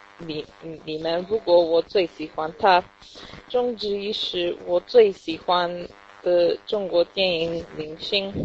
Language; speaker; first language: Chinese; non-native, learner; English